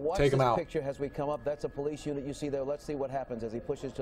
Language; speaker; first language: English; native; English